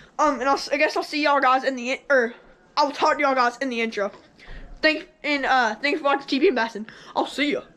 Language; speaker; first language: English; native; English